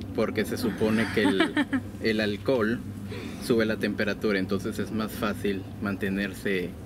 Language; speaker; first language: Spanish; native; Spanish